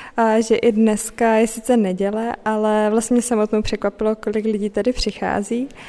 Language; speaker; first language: Czech; native; Czech